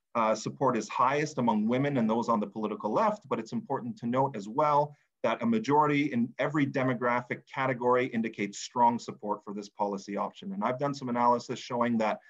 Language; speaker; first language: English; native; English